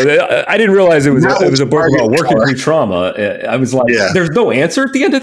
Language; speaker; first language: English; native; English